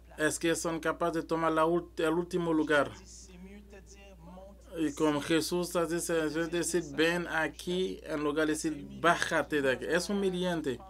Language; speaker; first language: Spanish; non-native, learner; French